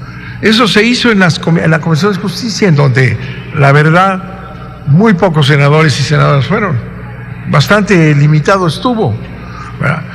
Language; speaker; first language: Spanish; native; Spanish